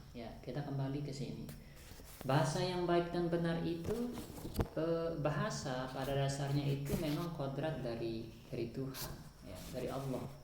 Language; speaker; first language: Indonesian; non-native, local second language; Sasak